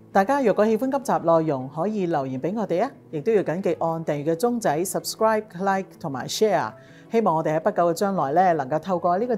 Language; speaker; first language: Chinese; native; Chinese